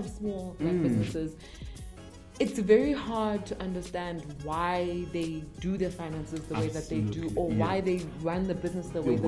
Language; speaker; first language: English; non-native, local second language; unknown